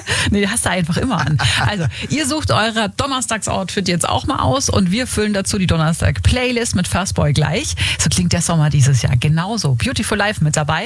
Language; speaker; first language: German; native; German